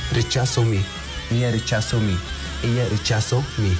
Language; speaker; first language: Spanish; non-native, learner; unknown